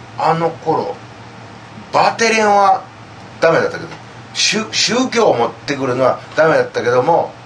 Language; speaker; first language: Japanese; native; Japanese